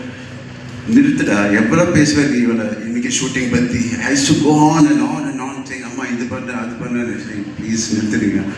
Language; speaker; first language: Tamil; non-native, learner; Telugu